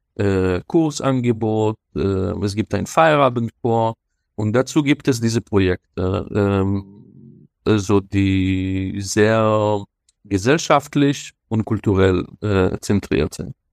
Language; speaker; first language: German; non-native, fluent; Hebrew